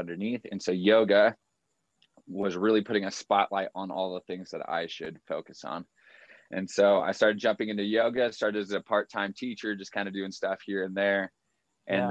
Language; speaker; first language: English; native; English